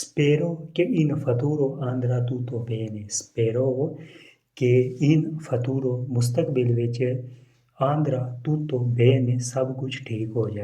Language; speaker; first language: Italian; non-native, learner; Urdu